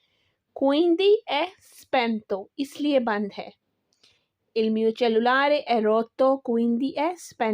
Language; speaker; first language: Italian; non-native, learner; Urdu